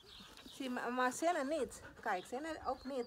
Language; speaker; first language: Dutch; non-native, learner; Indonesian